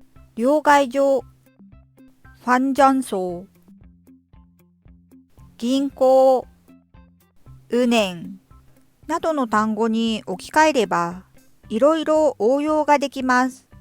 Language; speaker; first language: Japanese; non-native, fluent; Korean